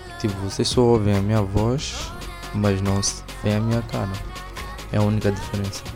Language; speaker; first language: Portuguese; early bilingual, heritage; Portuguese